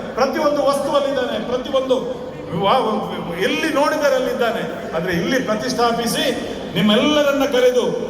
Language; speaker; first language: Kannada; non-native, local second language; Tulu